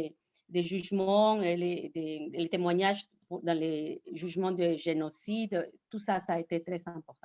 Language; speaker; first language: French; non-native, fluent; Spanish